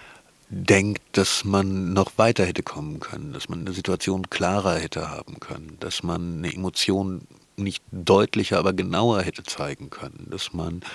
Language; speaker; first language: German; native; German